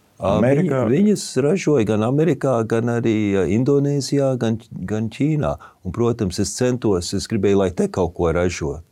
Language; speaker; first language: Latvian; early bilingual, heritage; Latvian